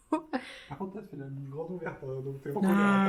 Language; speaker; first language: French; native; French